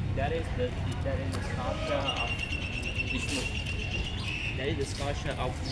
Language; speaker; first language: English; non-native, learner; Khmer